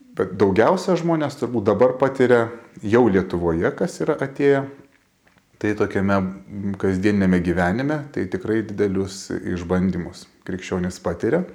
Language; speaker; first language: Lithuanian; native; Lithuanian